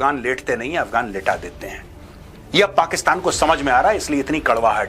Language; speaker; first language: Hindi; native; Hindi